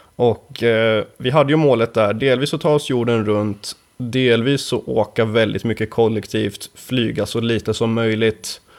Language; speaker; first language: Swedish; native; Swedish